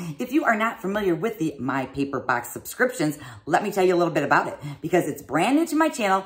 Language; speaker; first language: English; native; English